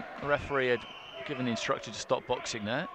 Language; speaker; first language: English; native; English